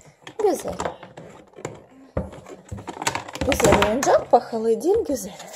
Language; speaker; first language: Turkish; non-native, learner; Russian